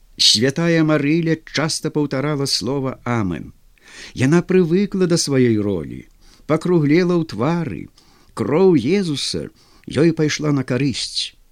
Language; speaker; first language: Belarusian; native; Belarusian